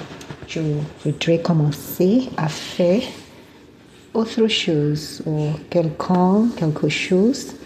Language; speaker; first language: French; non-native, learner; English